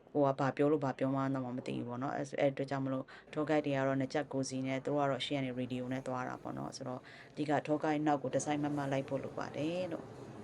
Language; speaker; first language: Burmese; non-native, local second language; Kachin